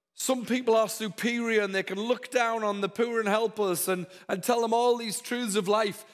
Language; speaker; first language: English; native; English